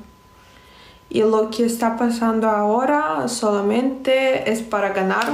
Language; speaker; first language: Spanish; non-native, fluent; Russian